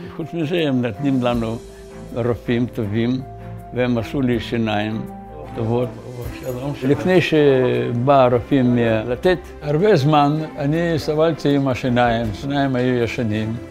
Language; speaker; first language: Hebrew; non-native, fluent; Russian